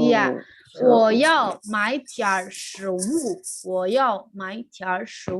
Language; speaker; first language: Chinese; non-native, fluent; Indonesian